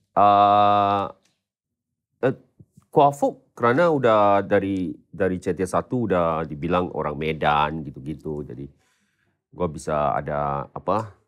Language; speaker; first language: Indonesian; non-native, fluent; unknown